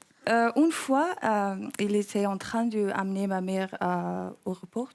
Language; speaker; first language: French; non-native, learner; English